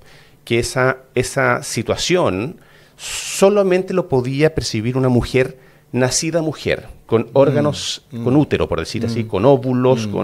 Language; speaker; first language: Spanish; native; Spanish